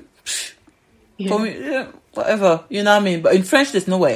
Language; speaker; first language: English; non-native, fluent; French